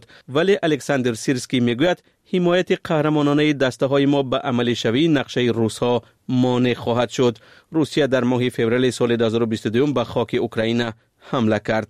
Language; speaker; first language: Persian; native; Persian